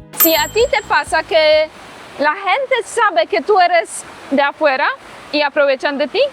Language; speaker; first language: Spanish; non-native, fluent; Polish